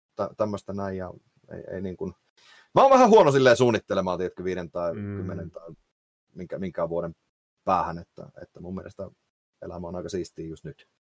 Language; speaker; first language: Finnish; native; Finnish